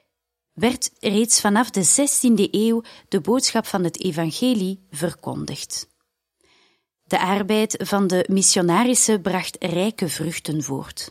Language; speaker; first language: Dutch; native; Dutch